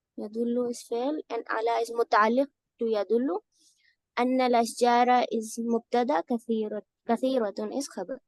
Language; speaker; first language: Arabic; non-native, learner; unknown